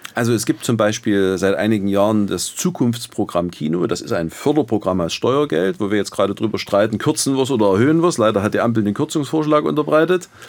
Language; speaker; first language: German; native; German